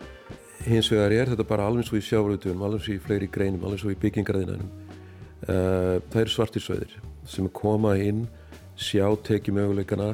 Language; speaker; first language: Icelandic; native; Icelandic